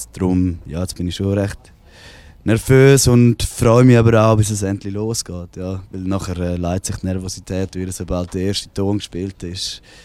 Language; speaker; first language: German; native; German